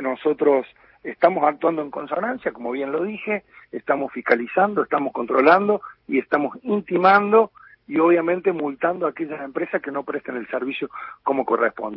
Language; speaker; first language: Spanish; native; Spanish